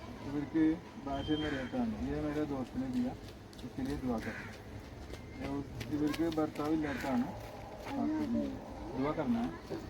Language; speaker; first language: Hindi; non-native, local second language; Malayalam